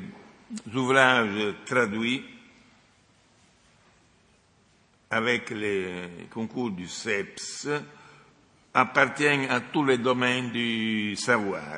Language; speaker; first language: French; non-native, fluent; Italian